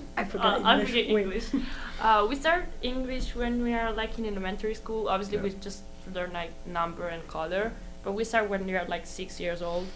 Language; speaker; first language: English; non-native, fluent; Italian